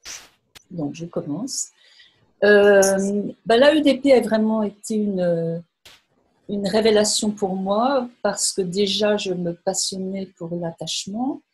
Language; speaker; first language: French; native; French